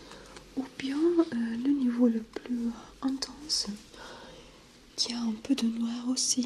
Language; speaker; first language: French; non-native, fluent; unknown